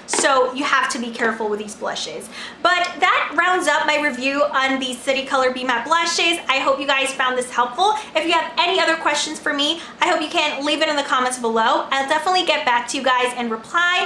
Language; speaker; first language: English; non-native, local second language; Filipino